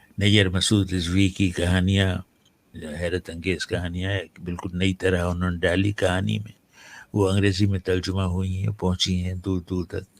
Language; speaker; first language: Urdu; native; Urdu